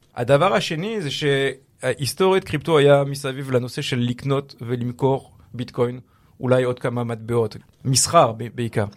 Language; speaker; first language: Hebrew; non-native, fluent; French